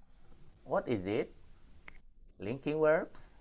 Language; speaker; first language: English; non-native, learner; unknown